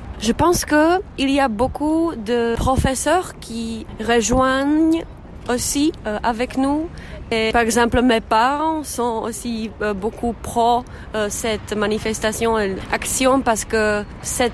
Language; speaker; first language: French; non-native, learner; Czech